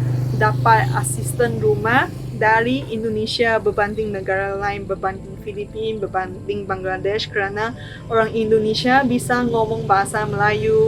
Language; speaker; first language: Indonesian; non-native, fluent; Chinese